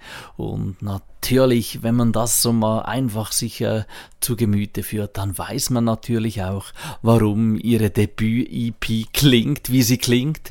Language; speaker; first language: German; native; German